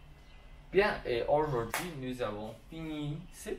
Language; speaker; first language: French; non-native, learner; English